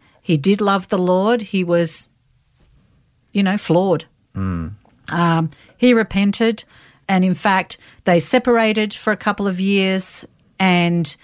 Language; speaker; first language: English; native; English